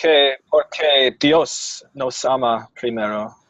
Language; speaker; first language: Spanish; non-native, fluent; English